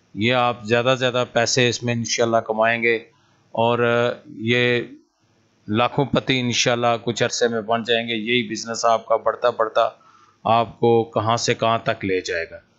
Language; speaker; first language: Urdu; non-native, local second language; Punjabi